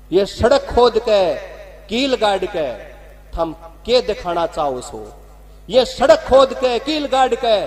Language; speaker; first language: Hindi; non-native, local second language; Haryanvi